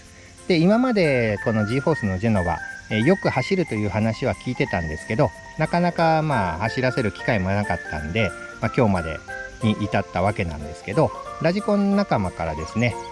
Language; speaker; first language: Japanese; native; Japanese